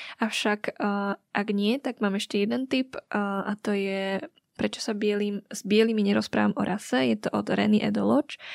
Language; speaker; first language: Slovak; early bilingual, other home language; Vietnamese